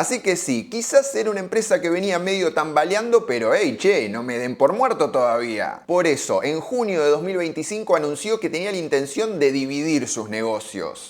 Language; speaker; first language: Spanish; native; Spanish